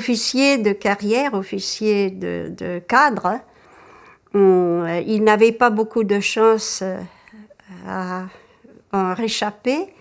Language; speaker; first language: French; early bilingual, other home language; Russian